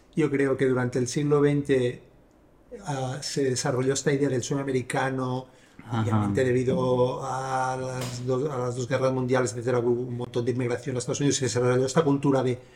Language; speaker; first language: Spanish; native; Spanish